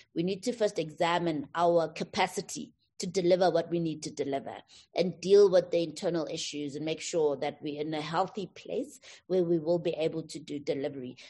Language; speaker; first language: English; non-native, local second language; Tswana